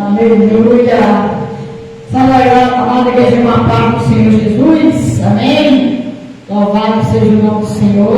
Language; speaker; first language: Portuguese; native; Portuguese